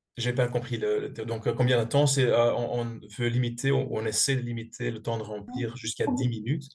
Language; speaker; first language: French; non-native, fluent; Dutch